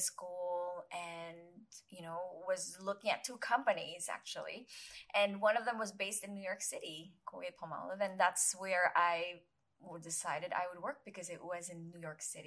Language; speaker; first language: English; non-native, local second language; Filipino